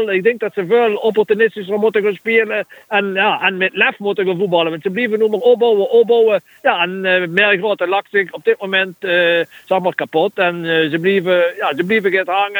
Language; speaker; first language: Dutch; native; Dutch